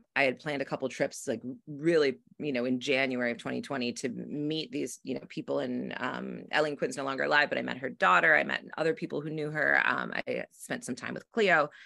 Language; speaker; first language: English; native; English